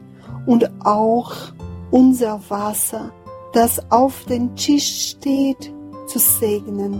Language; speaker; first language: German; non-native, fluent; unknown